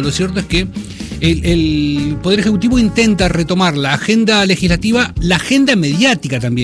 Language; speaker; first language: Spanish; native; Spanish